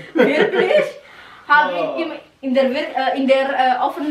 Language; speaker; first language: German; non-native, learner; Indonesian